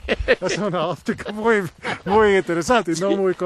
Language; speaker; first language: Spanish; non-native, learner; English